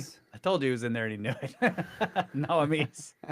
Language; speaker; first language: English; native; English